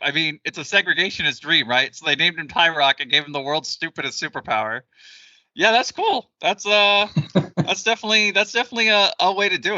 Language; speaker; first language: English; native; English